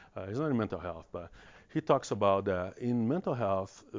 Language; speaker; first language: English; non-native, fluent; Portuguese